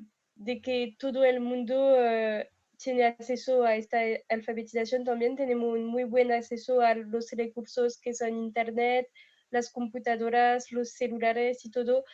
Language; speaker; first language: Spanish; non-native, fluent; French